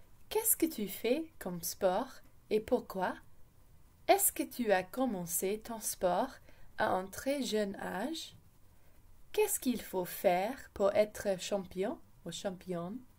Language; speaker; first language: French; non-native, fluent; English